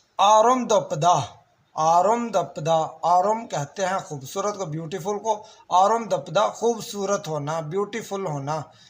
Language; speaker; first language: Urdu; native; Urdu